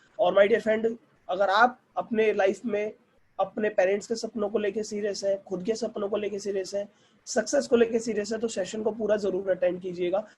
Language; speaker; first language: Hindi; native; Hindi